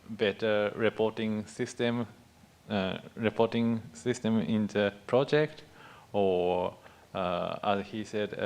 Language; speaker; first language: English; non-native, fluent; Japanese